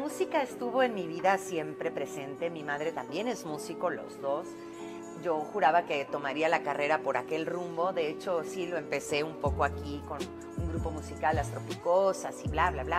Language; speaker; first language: Spanish; early bilingual, other home language; Romanian